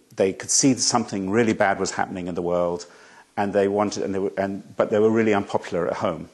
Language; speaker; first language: English; native; English